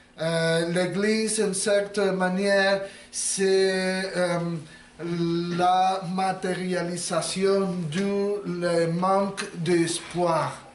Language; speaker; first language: French; non-native, learner; Spanish